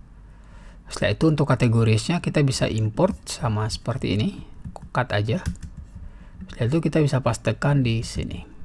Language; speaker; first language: Indonesian; native; Indonesian